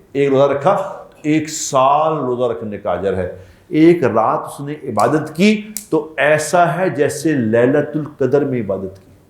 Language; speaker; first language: Urdu; native; Urdu